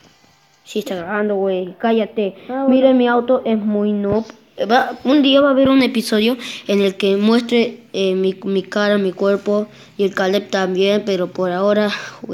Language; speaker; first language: Spanish; native; Spanish